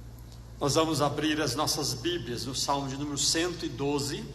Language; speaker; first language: Portuguese; native; Portuguese